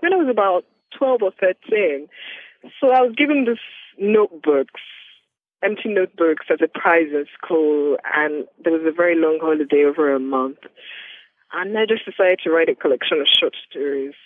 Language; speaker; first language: English; non-native, local second language; Yoruba